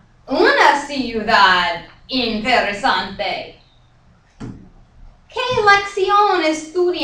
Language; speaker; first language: Spanish; non-native, fluent; English